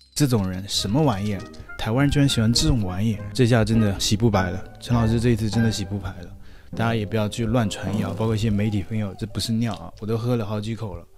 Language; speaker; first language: Chinese; native; Chinese